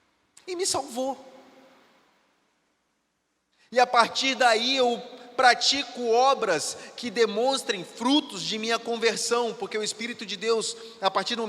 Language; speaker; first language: Portuguese; native; Portuguese